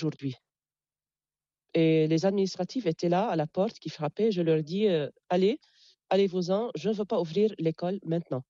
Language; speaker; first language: French; non-native, local second language; Arabic